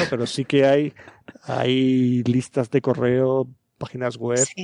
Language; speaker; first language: Spanish; native; Spanish